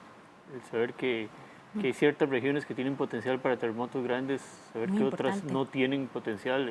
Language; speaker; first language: Spanish; native; Spanish